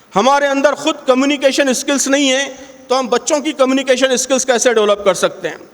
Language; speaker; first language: Urdu; native; Urdu